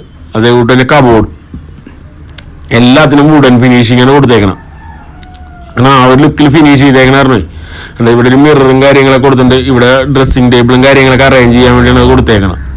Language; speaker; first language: Malayalam; native; Malayalam